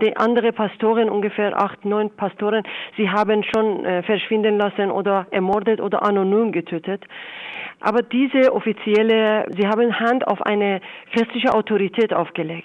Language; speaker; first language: German; non-native, fluent; Persian